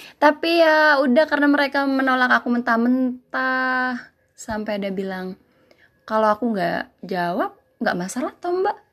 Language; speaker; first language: Indonesian; non-native, local second language; Sundanese